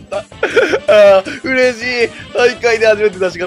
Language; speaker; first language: Japanese; native; Japanese